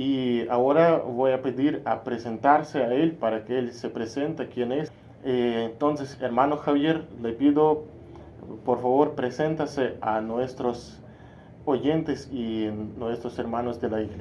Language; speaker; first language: Spanish; non-native, learner; Russian